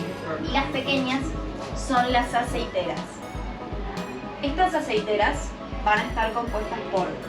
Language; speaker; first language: Spanish; native; Spanish